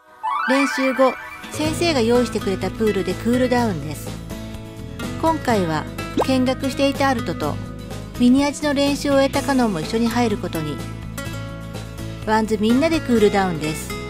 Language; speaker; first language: Japanese; native; Japanese